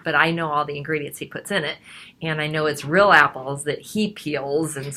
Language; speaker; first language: English; native; English